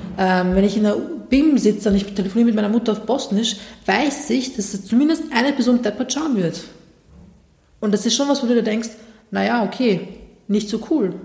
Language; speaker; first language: German; early bilingual, other home language; Bosnian